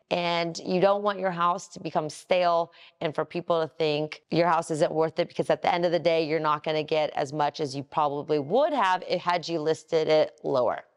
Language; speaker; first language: English; native; English